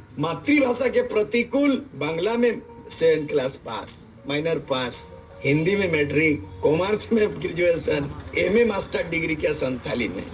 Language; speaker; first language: Hindi; non-native, local second language; Santali